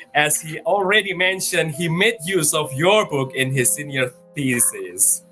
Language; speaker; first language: English; non-native, fluent; Indonesian